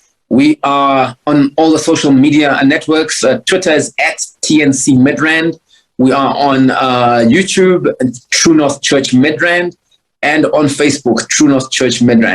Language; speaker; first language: English; non-native, local second language; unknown